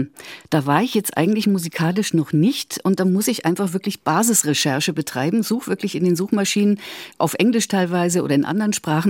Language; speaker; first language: German; native; German